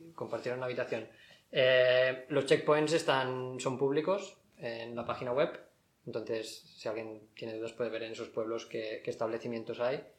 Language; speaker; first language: Spanish; native; Spanish